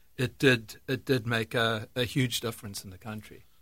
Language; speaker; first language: English; native; English